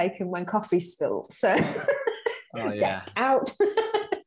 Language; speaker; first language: English; native; English